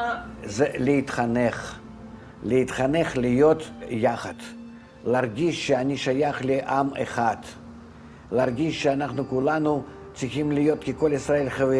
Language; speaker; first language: Hebrew; non-native, fluent; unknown